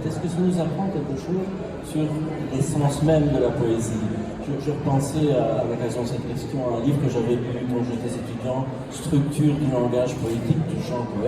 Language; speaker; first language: French; native; French